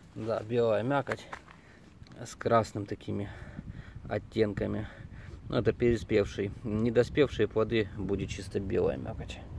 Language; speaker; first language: Russian; non-native, local second language; Ukrainian